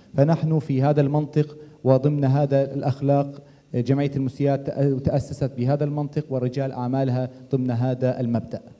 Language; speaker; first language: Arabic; non-native, fluent; Turkish